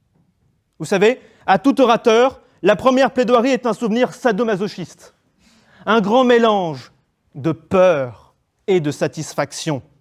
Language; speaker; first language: French; native; French